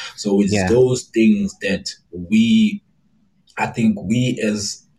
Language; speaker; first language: English; non-native, local second language; Zulu